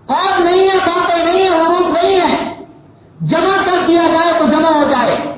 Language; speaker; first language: Urdu; native; Urdu